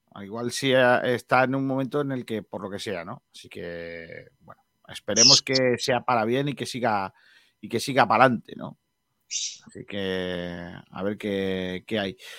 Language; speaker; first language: Spanish; native; Spanish